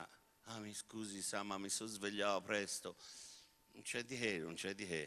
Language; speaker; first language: Italian; native; Italian